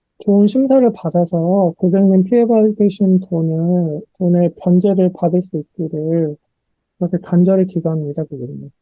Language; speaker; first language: Korean; native; Korean